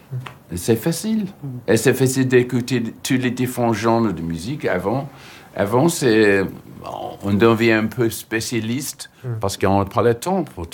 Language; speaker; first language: French; non-native, fluent; English